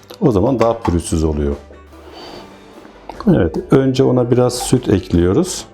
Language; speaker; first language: Turkish; native; Turkish